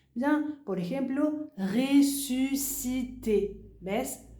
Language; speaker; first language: Spanish; non-native, fluent; French